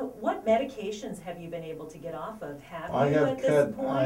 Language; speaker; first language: English; native; English